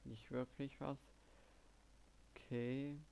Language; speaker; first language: German; native; German